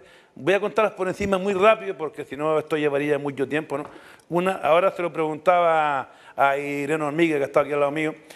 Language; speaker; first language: Spanish; native; Spanish